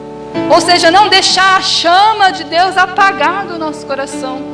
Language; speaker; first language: Portuguese; native; Portuguese